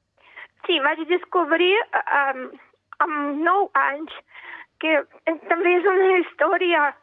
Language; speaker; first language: Catalan; non-native, fluent; Russian